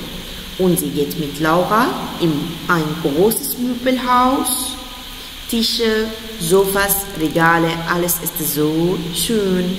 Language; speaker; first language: German; non-native, fluent; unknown